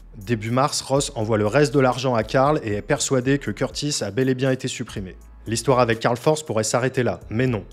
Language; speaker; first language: French; native; French